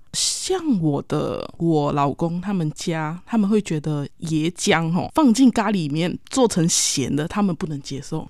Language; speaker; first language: Chinese; native; Chinese